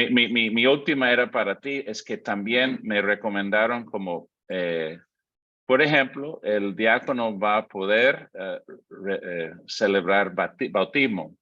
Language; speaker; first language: Spanish; non-native, fluent; English